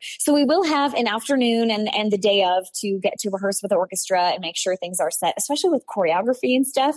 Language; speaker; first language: English; native; English